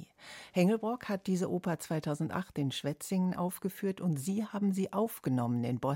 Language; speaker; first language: German; native; German